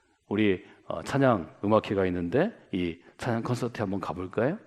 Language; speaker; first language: Korean; native; Korean